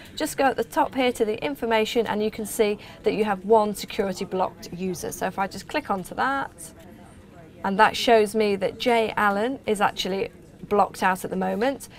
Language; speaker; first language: English; native; English